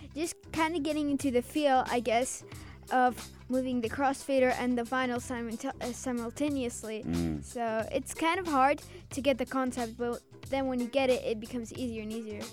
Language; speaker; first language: English; early bilingual, other home language; Azerbaijani